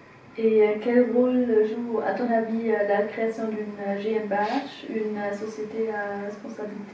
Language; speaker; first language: French; non-native, fluent; German